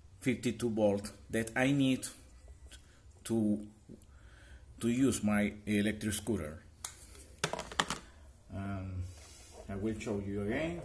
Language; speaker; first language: English; non-native, learner; Spanish